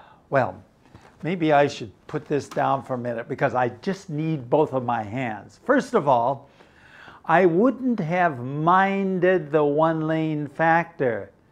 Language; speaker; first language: English; native; English